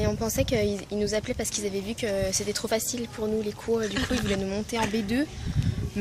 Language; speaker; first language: French; native; French